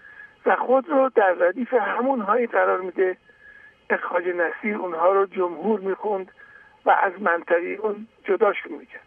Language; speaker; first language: Persian; native; Persian